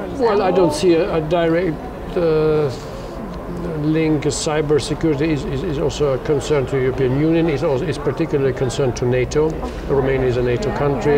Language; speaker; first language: English; non-native, fluent; German